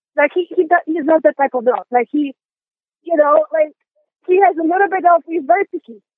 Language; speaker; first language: English; non-native, fluent; Polish